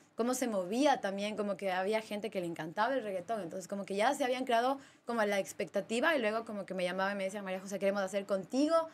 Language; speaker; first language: Spanish; native; Spanish